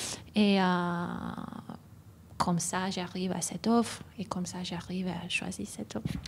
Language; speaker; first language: French; non-native, learner; Japanese